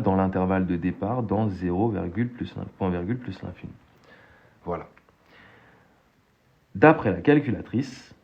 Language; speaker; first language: French; native; French